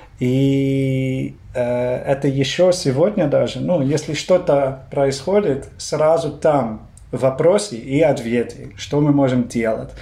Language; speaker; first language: Russian; non-native, fluent; Dutch